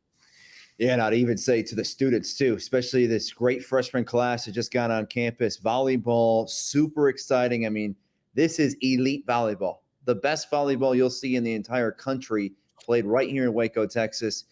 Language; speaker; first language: English; native; English